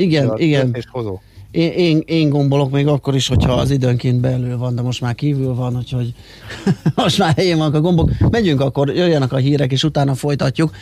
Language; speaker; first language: Hungarian; native; Hungarian